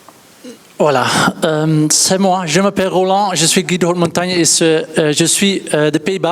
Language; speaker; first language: French; non-native, learner; Dutch